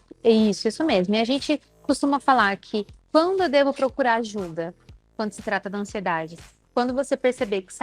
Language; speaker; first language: Portuguese; native; Portuguese